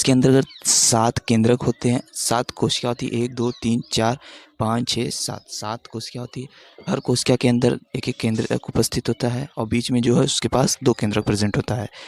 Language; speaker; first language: Hindi; native; Hindi